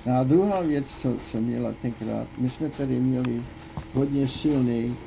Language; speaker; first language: Czech; early bilingual, heritage; Czech